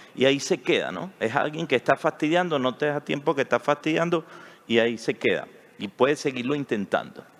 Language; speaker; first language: Spanish; native; Spanish